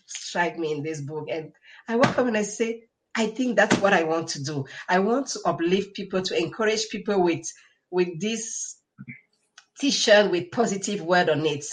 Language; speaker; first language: English; non-native, local second language; French